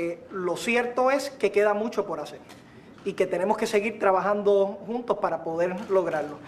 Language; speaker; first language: Spanish; native; Spanish